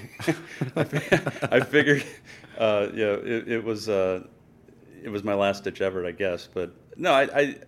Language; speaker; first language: English; native; English